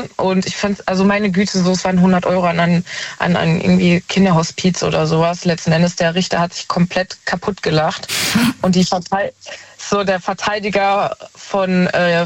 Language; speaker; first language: German; native; German